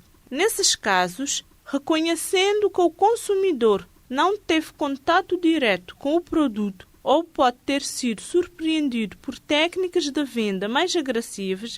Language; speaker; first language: Portuguese; non-native, local second language; Kabuverdianu